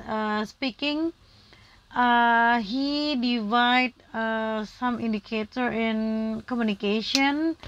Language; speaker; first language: English; non-native, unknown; Indonesian